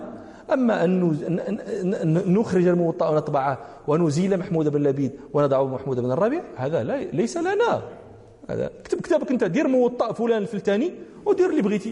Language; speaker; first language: Arabic; native; Arabic